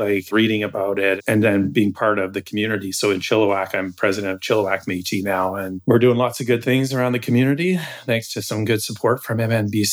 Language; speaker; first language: English; native; English